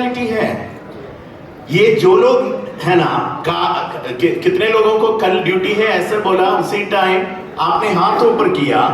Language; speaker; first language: Hindi; non-native, learner; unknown